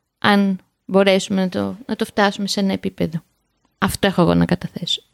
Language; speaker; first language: Greek; native; Greek